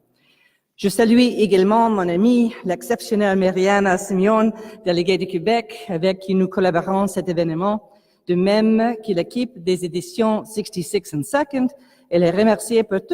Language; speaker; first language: French; non-native, local second language; English